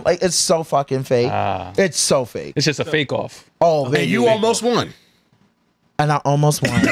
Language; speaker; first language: English; native; English